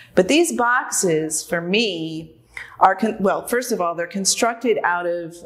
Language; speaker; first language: English; native; English